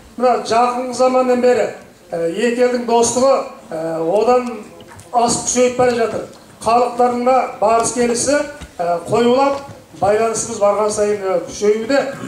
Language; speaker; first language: Kazakh; native; Kazakh